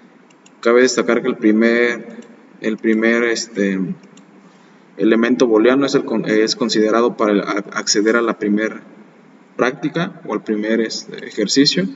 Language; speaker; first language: Spanish; native; Spanish